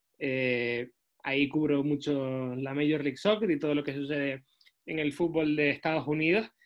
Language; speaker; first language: Spanish; native; Spanish